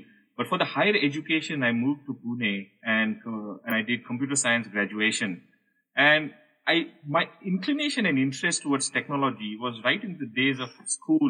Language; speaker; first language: English; non-native, local second language; Hindi